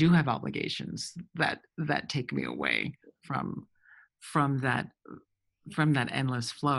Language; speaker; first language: English; early bilingual, other home language; French